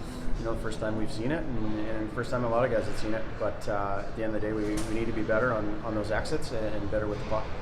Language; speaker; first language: English; native; English